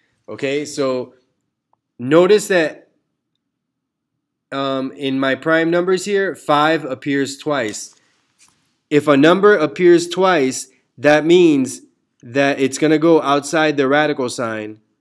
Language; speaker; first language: English; early bilingual, other home language; Spanish